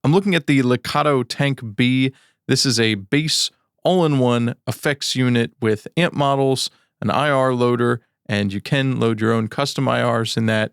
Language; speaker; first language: English; native; English